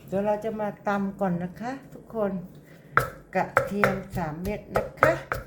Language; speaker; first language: Thai; native; Thai